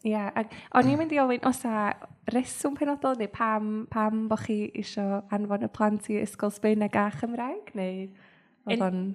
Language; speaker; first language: Welsh; native; Welsh